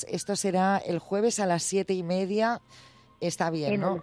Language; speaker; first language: Spanish; non-native, local second language; Catalan